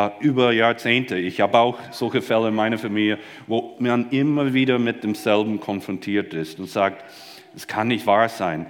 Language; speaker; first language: German; non-native, fluent; English